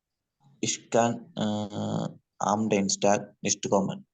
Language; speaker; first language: German; non-native, learner; Malayalam